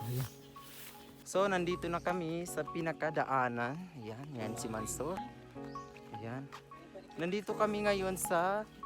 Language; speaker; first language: Filipino; non-native, local second language; Maguindanaon